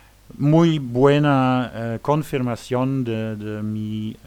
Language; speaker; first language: Spanish; non-native, fluent; Luxembourgish